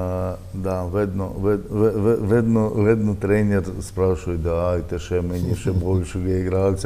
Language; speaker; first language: Slovenian; non-native, learner; Russian